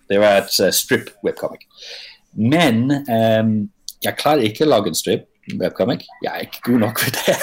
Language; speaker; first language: Norwegian; non-native, fluent; English